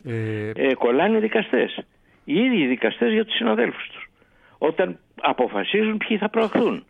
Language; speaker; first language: Greek; native; Greek